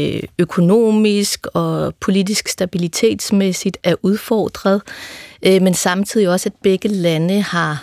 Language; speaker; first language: Danish; native; Danish